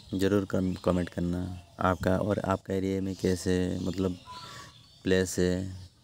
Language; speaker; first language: Hindi; non-native, local second language; Odia